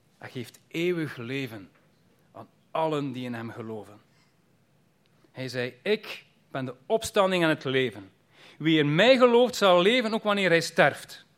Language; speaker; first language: Dutch; native; Dutch